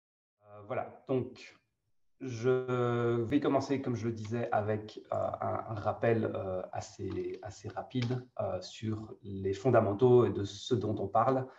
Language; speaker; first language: French; native; French